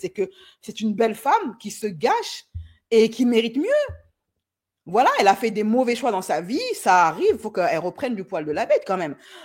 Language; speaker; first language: French; native; French